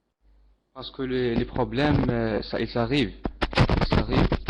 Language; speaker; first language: French; non-native, learner; Arabic